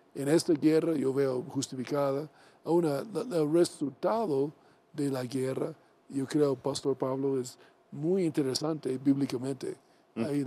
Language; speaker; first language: Spanish; non-native, learner; English